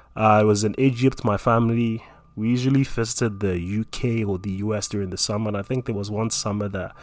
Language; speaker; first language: English; non-native, local second language; Yoruba